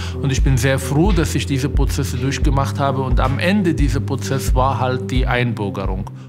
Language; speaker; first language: German; non-native, fluent; Arabic